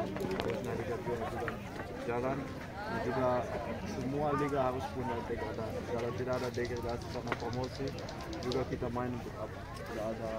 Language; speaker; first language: Indonesian; non-native, fluent; Dutch